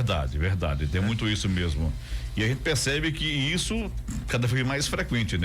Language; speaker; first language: Portuguese; native; Portuguese